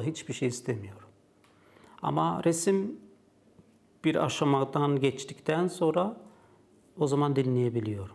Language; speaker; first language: Turkish; non-native, fluent; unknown